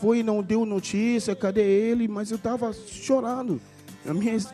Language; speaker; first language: Portuguese; non-native, fluent; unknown